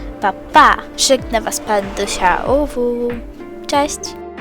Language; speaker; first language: Polish; native; Polish